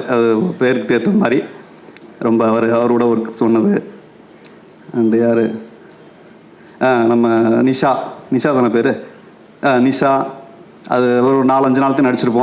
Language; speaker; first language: Tamil; native; Tamil